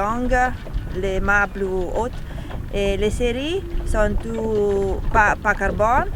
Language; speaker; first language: French; non-native, learner; Italian